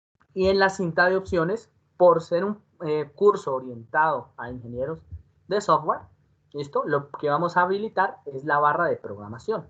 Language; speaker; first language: Spanish; native; Spanish